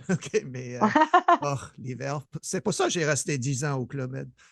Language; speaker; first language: French; non-native, fluent; English